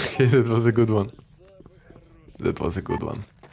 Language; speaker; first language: English; non-native, fluent; Russian